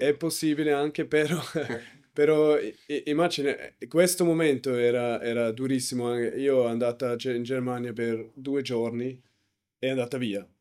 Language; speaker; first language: Italian; non-native, learner; German